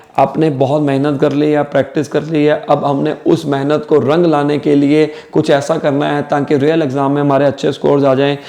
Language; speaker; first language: Hindi; non-native, local second language; Punjabi